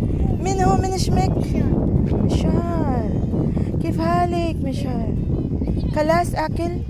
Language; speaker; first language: Arabic; non-native, learner; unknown